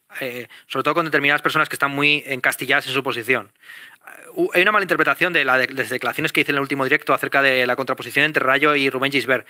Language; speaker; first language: Spanish; native; Spanish